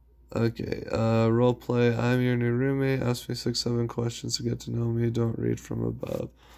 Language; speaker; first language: English; native; English